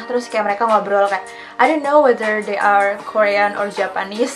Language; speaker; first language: English; non-native, fluent; Indonesian